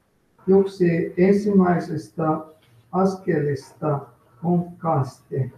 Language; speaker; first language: Finnish; non-native, fluent; Russian